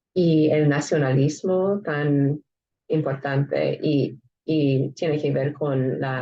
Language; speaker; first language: Spanish; non-native, fluent; English